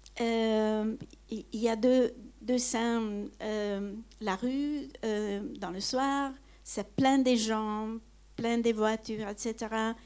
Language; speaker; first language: French; non-native, fluent; Hungarian